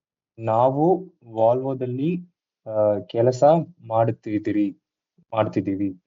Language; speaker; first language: Kannada; non-native, learner; Tamil